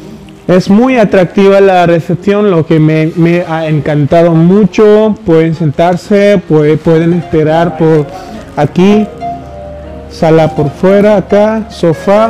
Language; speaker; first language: Spanish; non-native, fluent; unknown